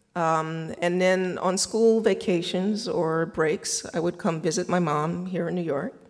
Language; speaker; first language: English; native; English